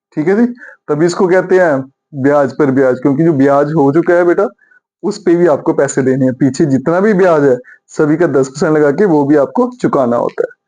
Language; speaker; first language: Hindi; native; Hindi